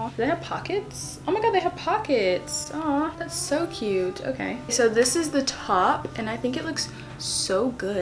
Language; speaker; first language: English; native; English